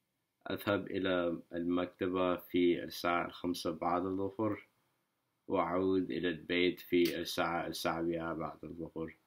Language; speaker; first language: Arabic; non-native, learner; English